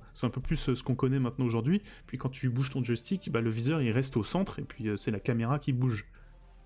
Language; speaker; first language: French; native; French